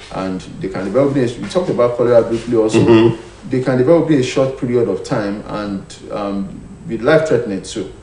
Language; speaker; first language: English; non-native, local second language; Yoruba